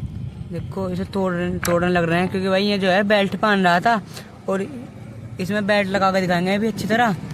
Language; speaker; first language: Hindi; native; Hindi